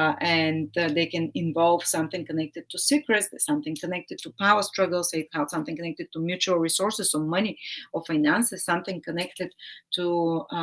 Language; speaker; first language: English; non-native, fluent; Bulgarian